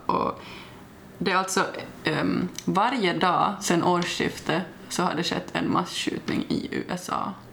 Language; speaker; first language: Swedish; native; Swedish